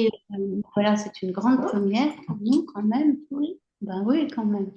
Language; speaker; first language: French; native; French